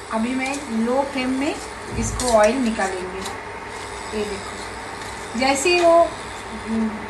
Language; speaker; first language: Hindi; non-native, local second language; Bangla